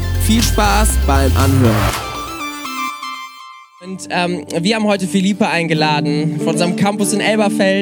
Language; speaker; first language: German; native; German